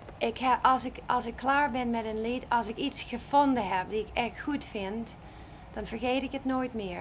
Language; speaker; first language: Dutch; non-native, fluent; English